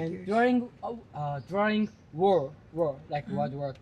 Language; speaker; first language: English; non-native, learner; Japanese